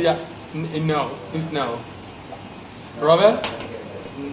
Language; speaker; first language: English; non-native, learner; Spanish